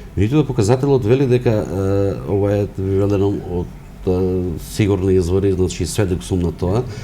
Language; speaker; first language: Macedonian; non-native, local second language; Romany